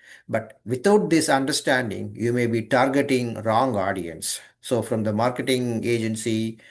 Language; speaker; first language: English; non-native, local second language; Tamil